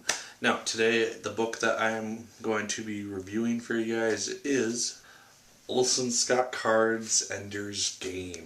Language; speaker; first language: English; native; English